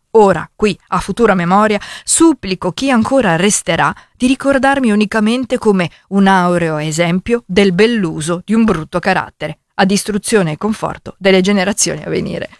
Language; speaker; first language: Italian; native; Italian